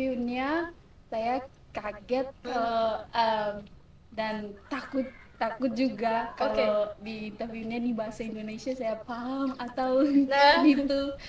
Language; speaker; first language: Indonesian; non-native, learner; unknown